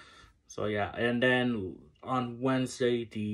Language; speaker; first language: English; native; English